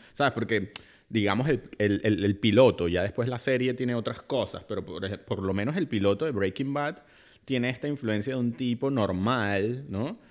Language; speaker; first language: Spanish; native; Spanish